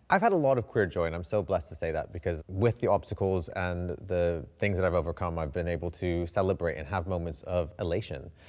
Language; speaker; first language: English; native; English